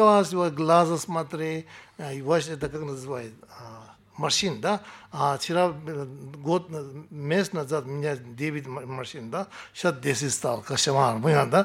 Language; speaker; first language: Russian; non-native, learner; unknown